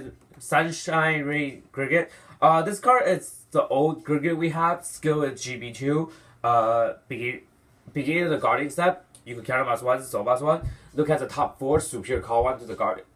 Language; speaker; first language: English; non-native, fluent; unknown